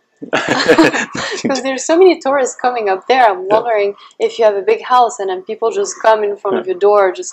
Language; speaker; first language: English; non-native, fluent; French